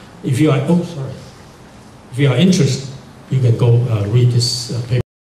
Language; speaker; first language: English; non-native, fluent; Chinese